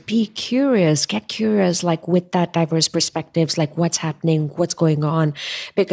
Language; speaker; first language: English; non-native, local second language; Tamil